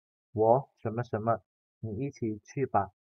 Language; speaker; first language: Chinese; non-native, fluent; Indonesian